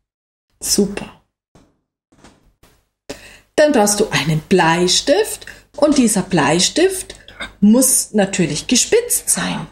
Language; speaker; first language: German; native; German